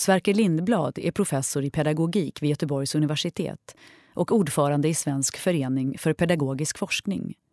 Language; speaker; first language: Swedish; native; Swedish